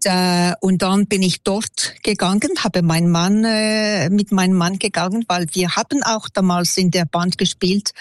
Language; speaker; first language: German; non-native, local second language; French